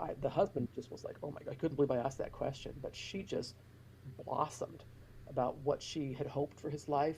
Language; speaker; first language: English; native; English